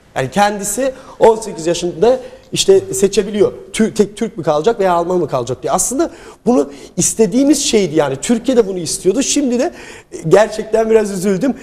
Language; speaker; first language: Turkish; early bilingual, heritage; Turkish